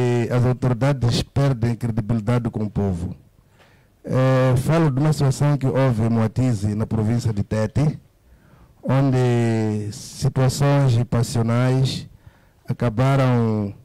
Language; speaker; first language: Portuguese; native; Portuguese